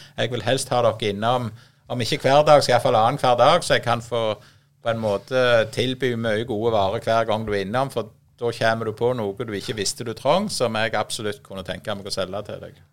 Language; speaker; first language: Norwegian; native; Norwegian